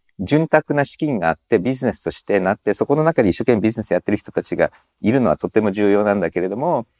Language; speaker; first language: Japanese; early bilingual, heritage; Japanese